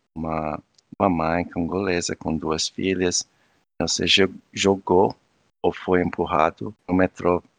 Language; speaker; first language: Portuguese; non-native, fluent; English